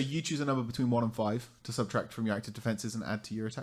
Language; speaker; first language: English; native; English